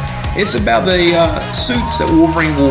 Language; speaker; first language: English; native; English